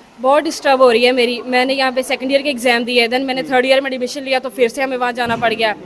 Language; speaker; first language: Urdu; non-native, local second language; Punjabi